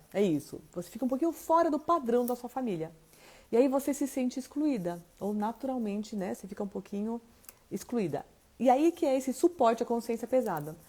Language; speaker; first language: Portuguese; native; Portuguese